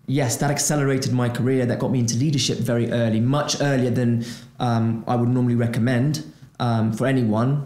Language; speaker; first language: English; non-native, fluent; Portuguese